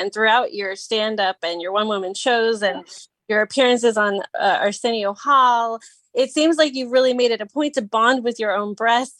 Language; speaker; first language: English; native; English